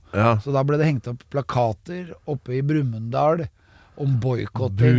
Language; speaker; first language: Norwegian; native; Norwegian